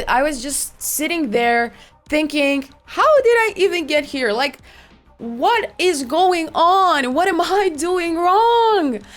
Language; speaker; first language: English; non-native, fluent; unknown